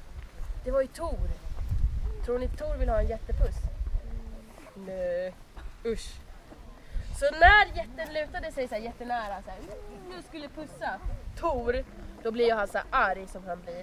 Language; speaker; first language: Swedish; native; Swedish